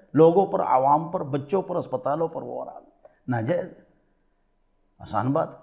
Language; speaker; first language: Urdu; non-native, local second language; Pashto